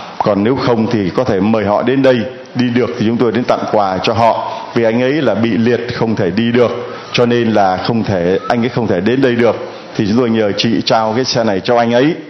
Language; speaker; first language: Vietnamese; native; Vietnamese